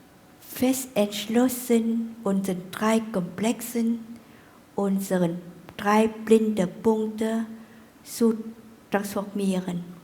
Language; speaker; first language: German; non-native, fluent; Vietnamese